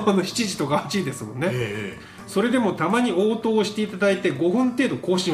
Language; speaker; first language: Japanese; native; Japanese